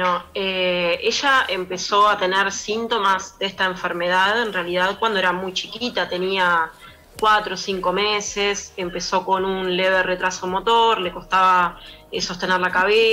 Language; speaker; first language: Spanish; native; Spanish